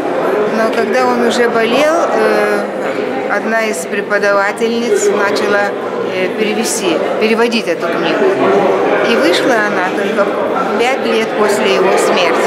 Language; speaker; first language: Russian; non-native, local second language; Lithuanian